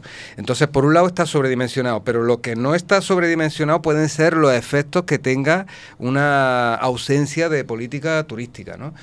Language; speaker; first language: Spanish; native; Spanish